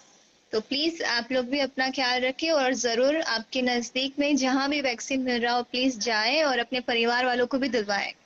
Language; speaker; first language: Hindi; native; Hindi